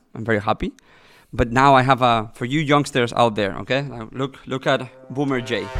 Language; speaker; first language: English; non-native, fluent; Spanish